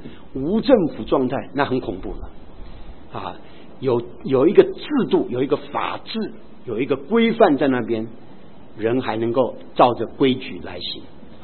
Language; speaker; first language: Chinese; native; Chinese